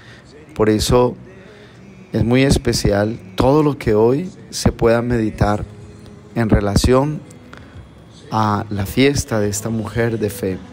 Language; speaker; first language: Spanish; native; Spanish